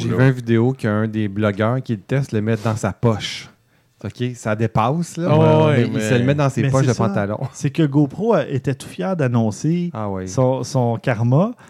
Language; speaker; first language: French; native; French